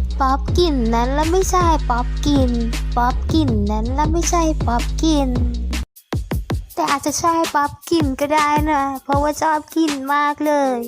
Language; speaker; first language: Thai; native; Thai